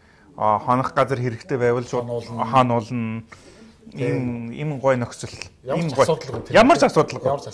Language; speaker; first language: Mongolian; non-native, fluent; English